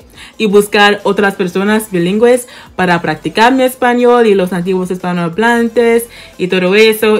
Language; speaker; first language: Spanish; non-native, fluent; English